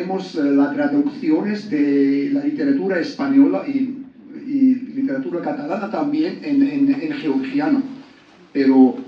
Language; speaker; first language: Spanish; non-native, learner; Georgian